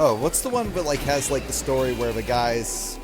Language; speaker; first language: English; native; English